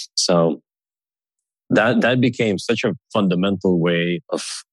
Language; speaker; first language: English; early bilingual, other home language; Russian